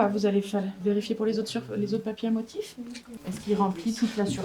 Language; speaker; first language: French; native; French